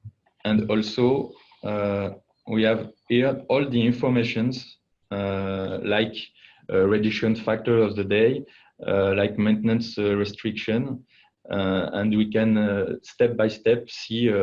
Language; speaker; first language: English; non-native, fluent; French